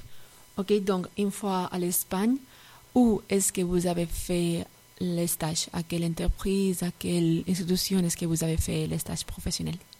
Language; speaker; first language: French; non-native, fluent; Spanish